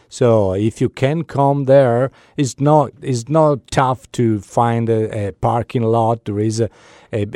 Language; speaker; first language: English; non-native, fluent; Italian